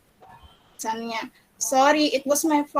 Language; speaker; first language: English; non-native, fluent; Indonesian